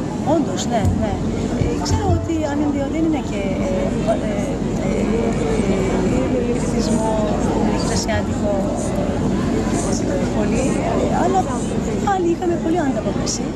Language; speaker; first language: Greek; non-native, learner; Turkish